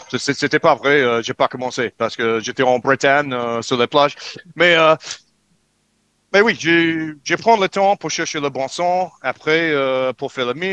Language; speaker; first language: French; non-native, learner; English